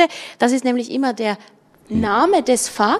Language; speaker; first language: German; native; German